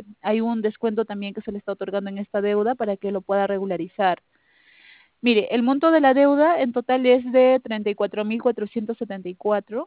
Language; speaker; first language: Spanish; native; Spanish